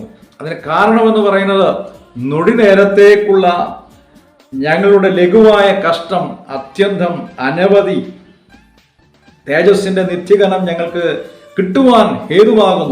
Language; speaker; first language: Malayalam; native; Malayalam